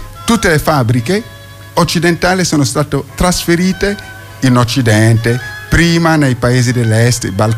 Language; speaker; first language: Italian; non-native, fluent; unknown